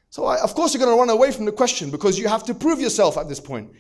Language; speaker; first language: English; native; English